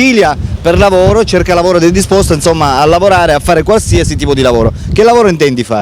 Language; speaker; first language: Italian; native; Italian